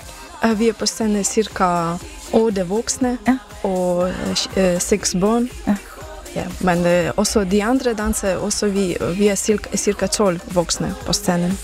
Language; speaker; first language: Danish; non-native, learner; Ukrainian